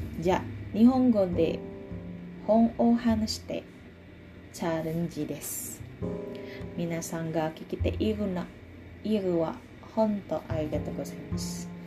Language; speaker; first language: Japanese; non-native, learner; Indonesian